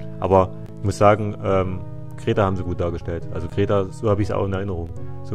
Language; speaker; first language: German; native; German